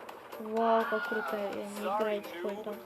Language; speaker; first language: Russian; non-native, local second language; Ukrainian